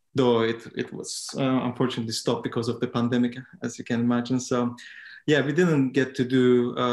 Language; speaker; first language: English; non-native, fluent; Turkish